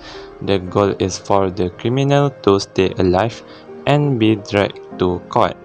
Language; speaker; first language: English; non-native, learner; Malay